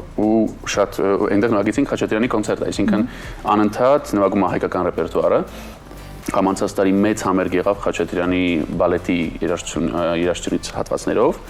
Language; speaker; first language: Armenian; native; Armenian